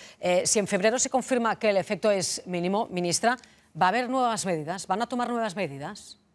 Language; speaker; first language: Spanish; non-native, local second language; Catalan